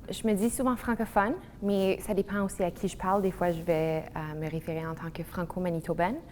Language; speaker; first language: French; native; French